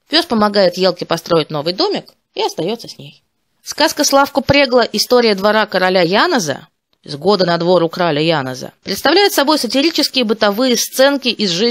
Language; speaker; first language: Russian; native; Russian